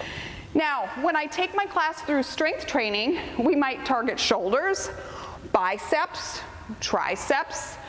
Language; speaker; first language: English; native; English